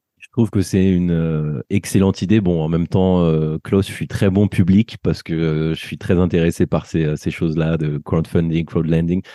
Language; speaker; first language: French; native; French